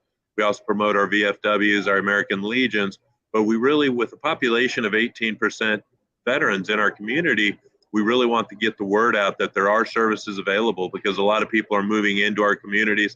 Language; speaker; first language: English; native; English